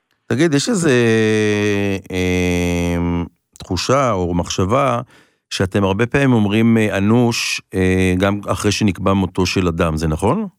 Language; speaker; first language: Hebrew; native; Hebrew